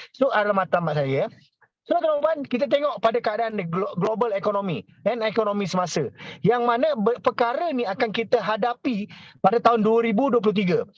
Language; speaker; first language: Malay; native; Malay